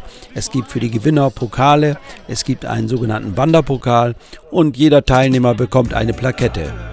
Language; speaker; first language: German; native; German